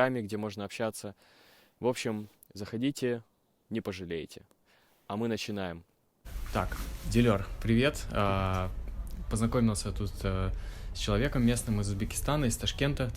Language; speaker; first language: Russian; native; Russian